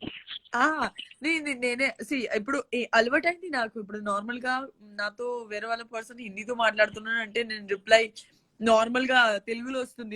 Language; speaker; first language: Telugu; non-native, learner; Gujarati